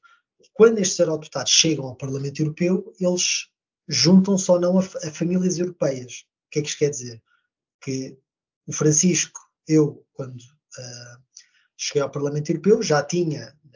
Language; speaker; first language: Portuguese; native; Portuguese